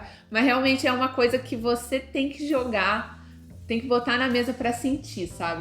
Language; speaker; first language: Portuguese; native; Portuguese